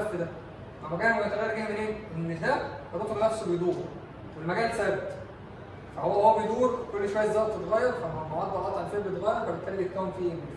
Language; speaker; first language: Arabic; native; Arabic